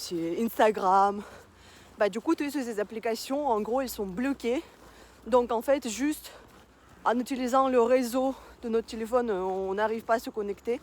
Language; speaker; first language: French; non-native, fluent; Russian